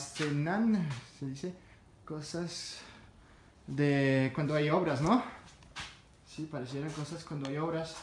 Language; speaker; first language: Spanish; non-native, fluent; French